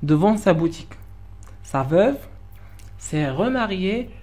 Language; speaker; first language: French; non-native, local second language; Arabic